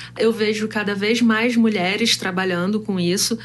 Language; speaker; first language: Portuguese; native; Portuguese